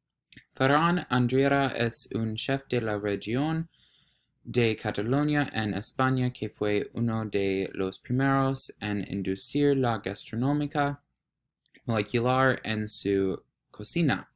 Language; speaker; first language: Spanish; non-native, learner; English